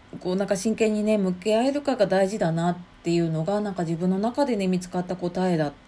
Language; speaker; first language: Japanese; native; Japanese